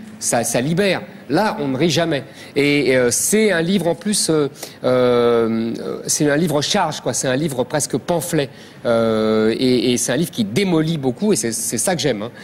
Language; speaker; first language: French; native; French